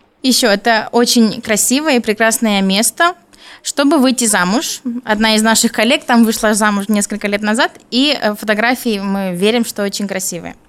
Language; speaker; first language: Russian; non-native, learner; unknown